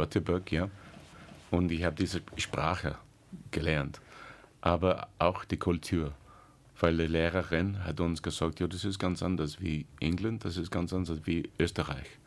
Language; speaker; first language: German; non-native, learner; English